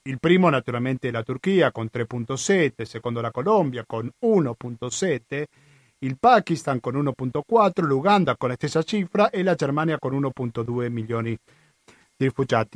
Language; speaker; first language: Italian; non-native, fluent; Spanish